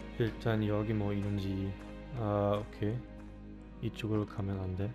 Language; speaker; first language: Korean; non-native, fluent; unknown